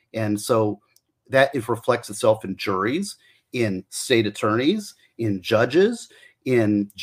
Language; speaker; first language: English; native; English